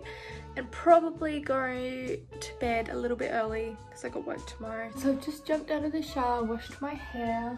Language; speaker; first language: English; native; English